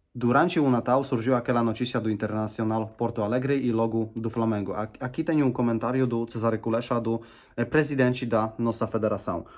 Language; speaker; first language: Portuguese; non-native, fluent; Polish